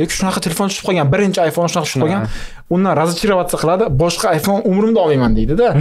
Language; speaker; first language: Uzbek; non-native, local second language; Russian